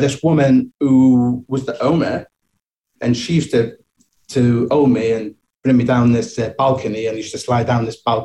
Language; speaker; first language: English; native; English